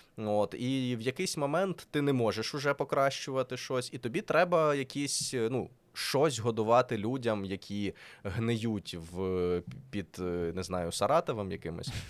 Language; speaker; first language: Ukrainian; non-native, local second language; Russian